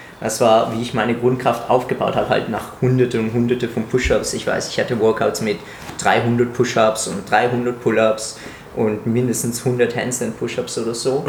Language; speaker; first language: German; non-native, fluent; Italian